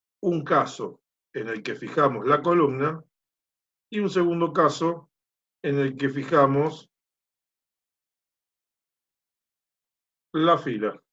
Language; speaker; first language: Spanish; native; Spanish